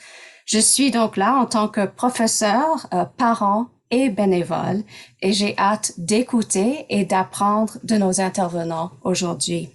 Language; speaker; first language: French; non-native, local second language; English